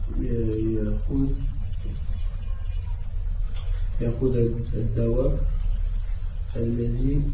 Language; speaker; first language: Arabic; non-native, learner; French